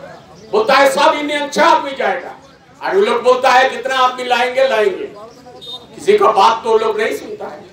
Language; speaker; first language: Hindi; non-native, local second language; Bangla